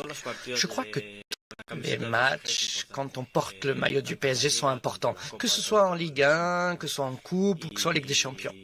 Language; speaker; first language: French; non-native, fluent; Spanish